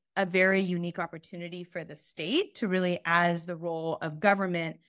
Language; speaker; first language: English; native; English